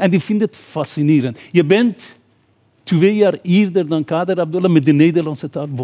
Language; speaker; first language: Dutch; non-native, fluent; Persian